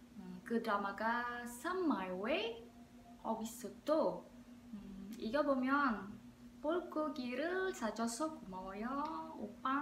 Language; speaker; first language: Korean; non-native, learner; Indonesian